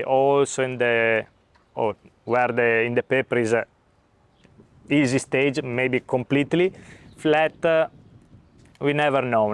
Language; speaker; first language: English; non-native, learner; Italian